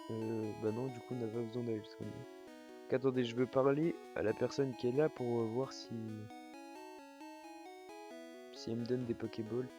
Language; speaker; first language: French; native; French